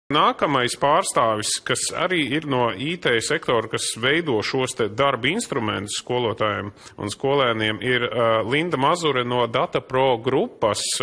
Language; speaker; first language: Latvian; native; Latvian